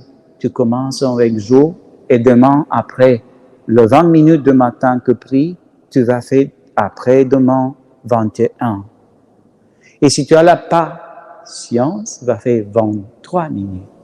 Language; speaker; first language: French; non-native, learner; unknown